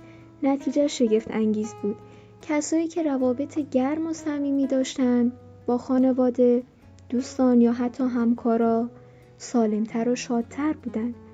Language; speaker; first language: Persian; native; Persian